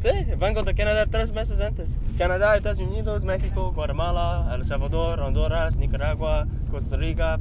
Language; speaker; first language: Spanish; non-native, learner; English